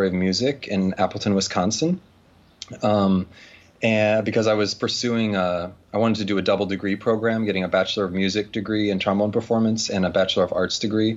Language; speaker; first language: English; native; English